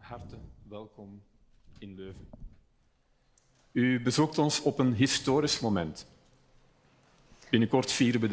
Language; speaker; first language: Dutch; native; Dutch